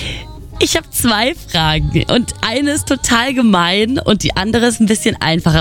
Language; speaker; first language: German; native; German